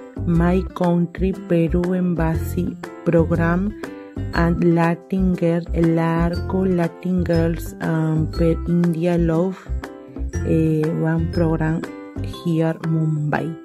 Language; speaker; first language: English; non-native, learner; Spanish